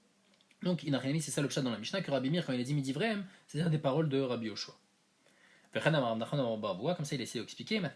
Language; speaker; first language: French; native; French